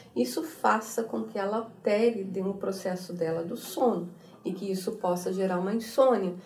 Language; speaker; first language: Portuguese; native; Portuguese